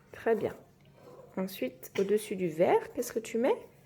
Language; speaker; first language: French; native; French